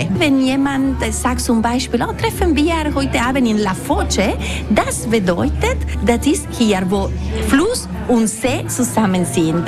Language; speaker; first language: German; non-native, local second language; Italian